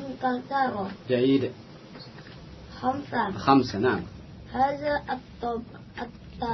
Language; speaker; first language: Arabic; non-native, learner; Indonesian